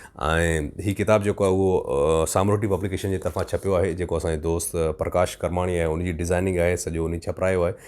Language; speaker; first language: Sindhi; native; Sindhi